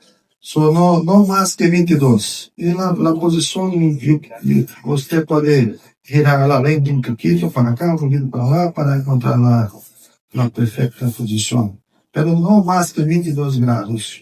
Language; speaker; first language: Spanish; non-native, fluent; Portuguese